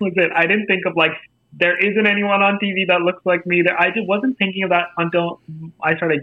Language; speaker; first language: English; non-native, local second language; Hindi